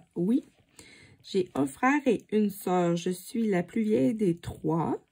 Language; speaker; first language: French; native; French